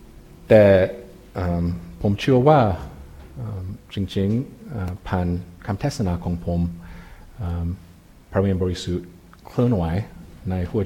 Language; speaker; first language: Thai; non-native, fluent; English